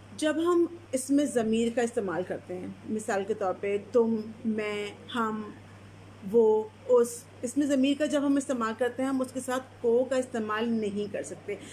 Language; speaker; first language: Urdu; native; Urdu